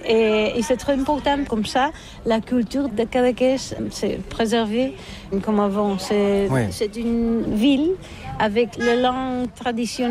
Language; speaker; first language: French; non-native, learner; Catalan